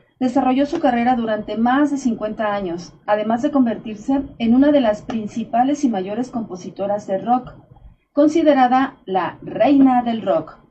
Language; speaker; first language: Spanish; native; Spanish